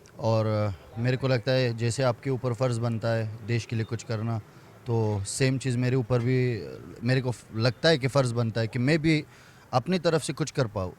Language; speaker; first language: Hindi; non-native, fluent; Persian